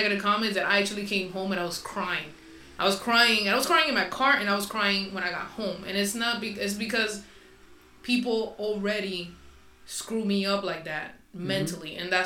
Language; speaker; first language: English; non-native, fluent; Spanish